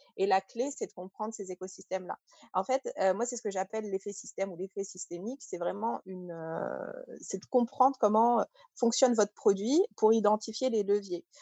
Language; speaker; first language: French; early bilingual, other home language; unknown